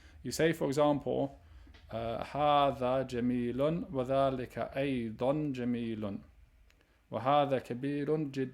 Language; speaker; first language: Arabic; non-native, fluent; English